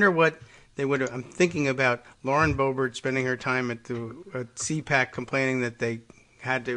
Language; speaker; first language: English; native; English